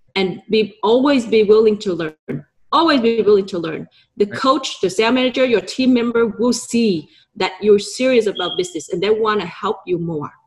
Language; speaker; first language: English; non-native, fluent; Vietnamese